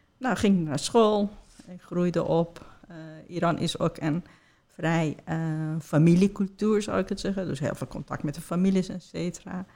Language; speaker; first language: Dutch; non-native, fluent; Persian